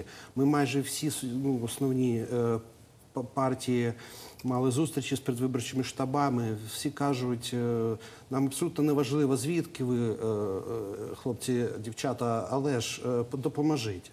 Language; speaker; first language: Ukrainian; native; Ukrainian